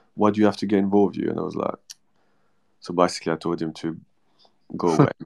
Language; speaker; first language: English; non-native, fluent; French